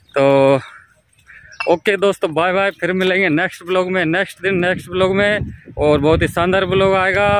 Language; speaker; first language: Hindi; native; Hindi